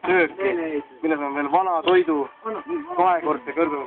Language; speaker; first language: Estonian; native; Estonian